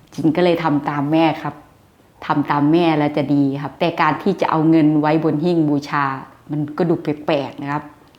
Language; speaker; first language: Thai; native; Thai